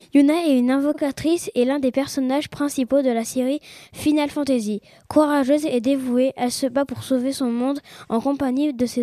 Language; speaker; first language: French; native; French